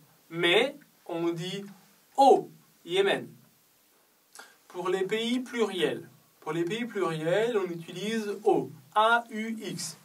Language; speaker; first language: French; non-native, fluent; Chinese